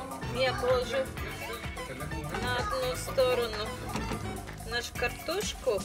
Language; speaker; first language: Russian; non-native, learner; Tajik